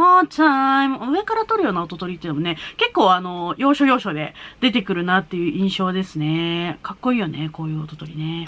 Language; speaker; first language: Japanese; native; Japanese